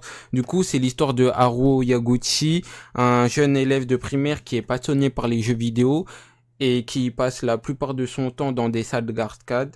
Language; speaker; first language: French; native; French